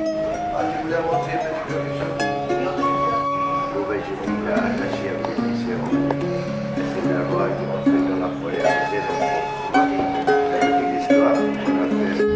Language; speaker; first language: French; non-native, learner; Burmese